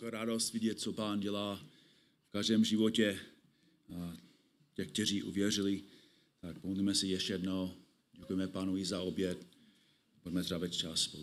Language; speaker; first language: Czech; non-native, fluent; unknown